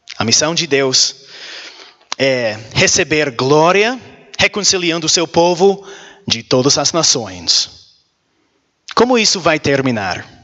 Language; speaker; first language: Portuguese; non-native, learner; English